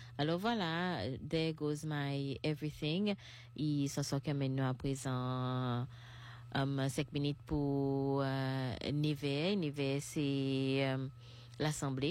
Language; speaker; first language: French; non-native, local second language; Seselwa Creole French